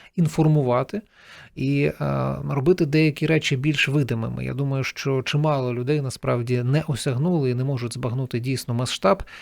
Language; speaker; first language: Ukrainian; native; Ukrainian